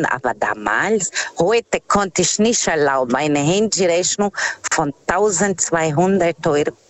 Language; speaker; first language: German; non-native, fluent; Portuguese